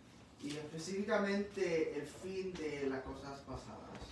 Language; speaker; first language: Spanish; early bilingual, heritage; English